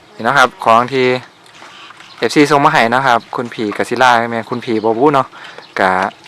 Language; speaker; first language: Thai; native; Thai